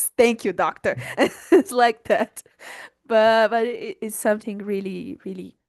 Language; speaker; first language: English; non-native, learner; Portuguese